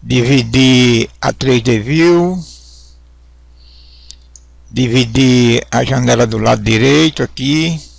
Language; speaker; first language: Portuguese; native; Portuguese